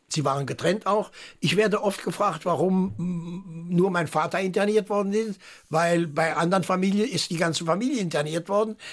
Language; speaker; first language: German; early bilingual, heritage; German